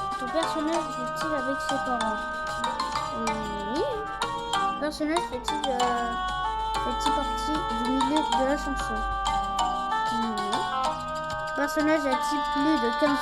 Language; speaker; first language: French; non-native, local second language; Arabic